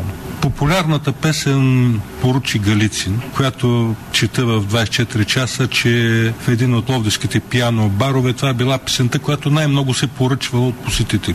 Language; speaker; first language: Bulgarian; native; Bulgarian